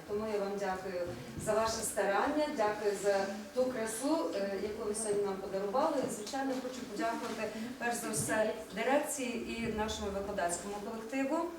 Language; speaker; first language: Ukrainian; native; Ukrainian